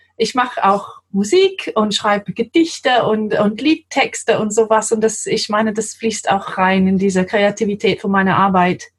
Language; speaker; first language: German; non-native, fluent; English